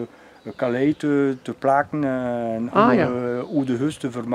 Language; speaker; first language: Dutch; non-native, local second language; French